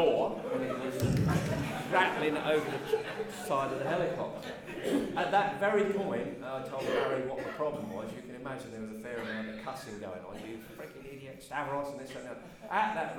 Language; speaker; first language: English; native; English